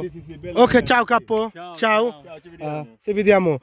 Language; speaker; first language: Italian; non-native, learner; Bangla